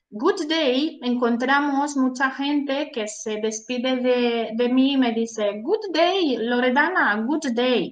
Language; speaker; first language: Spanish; non-native, fluent; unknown